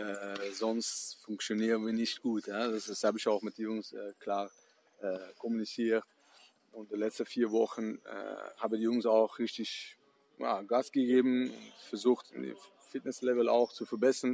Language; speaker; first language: German; non-native, learner; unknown